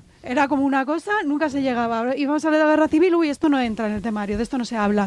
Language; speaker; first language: Spanish; native; Spanish